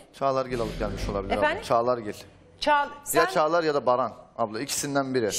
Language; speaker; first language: Turkish; native; Turkish